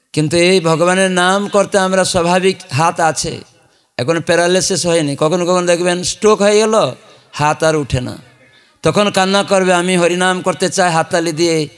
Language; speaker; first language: Bangla; non-native, fluent; Odia